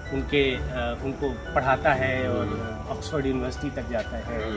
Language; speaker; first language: Hindi; native; Hindi